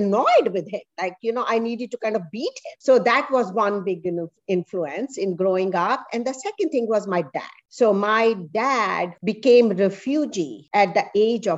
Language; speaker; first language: English; non-native, local second language; Punjabi